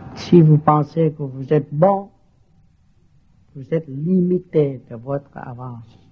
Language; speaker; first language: French; non-native, learner; Vietnamese